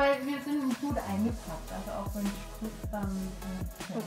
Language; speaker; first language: German; native; German